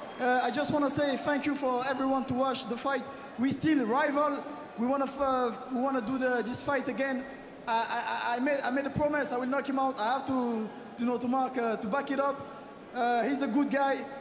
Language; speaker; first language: English; non-native, learner; French